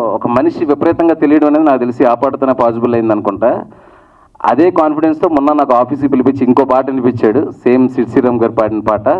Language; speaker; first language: Telugu; native; Telugu